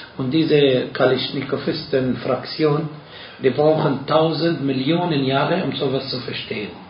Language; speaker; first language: German; non-native, fluent; Arabic